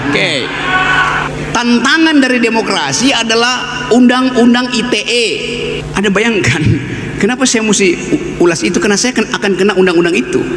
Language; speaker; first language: Indonesian; native; Indonesian